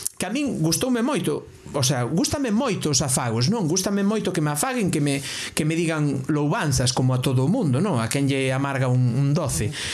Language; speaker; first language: Galician; non-native, local second language; Spanish